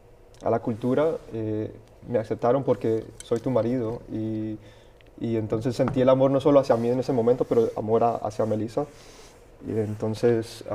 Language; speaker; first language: Spanish; early bilingual, heritage; Spanish